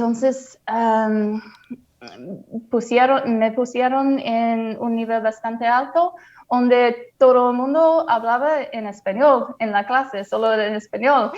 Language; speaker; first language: Spanish; non-native, fluent; English